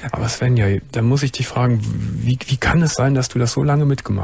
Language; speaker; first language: German; native; German